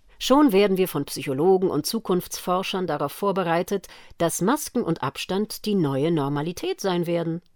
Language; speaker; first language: German; native; German